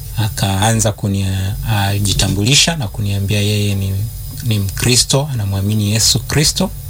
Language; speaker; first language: Swahili; native; Swahili